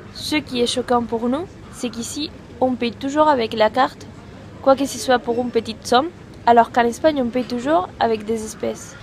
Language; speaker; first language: French; non-native, learner; Spanish